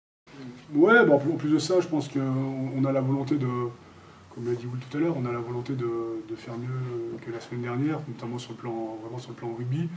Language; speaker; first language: French; native; French